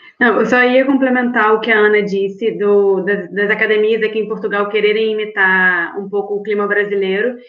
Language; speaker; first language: Portuguese; native; Portuguese